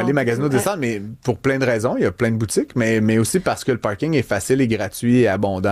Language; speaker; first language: French; native; French